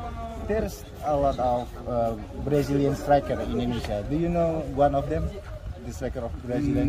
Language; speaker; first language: English; non-native, learner; Indonesian